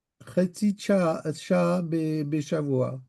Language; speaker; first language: Hebrew; non-native, learner; French